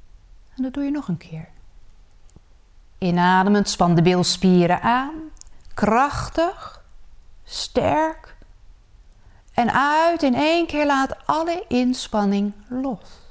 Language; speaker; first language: Dutch; native; Dutch